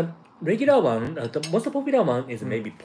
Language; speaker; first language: English; non-native, fluent; Japanese